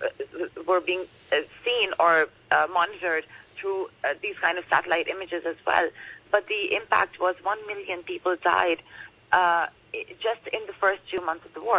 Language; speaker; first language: English; non-native, local second language; Urdu